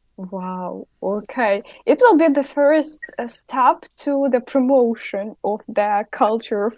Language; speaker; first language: English; non-native, fluent; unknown